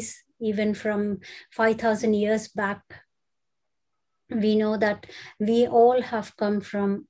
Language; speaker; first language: English; non-native, local second language; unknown